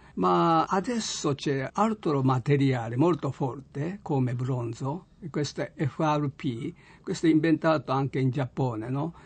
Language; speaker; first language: Italian; non-native, learner; Japanese